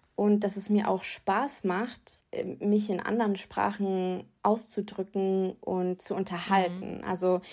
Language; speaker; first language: German; native; German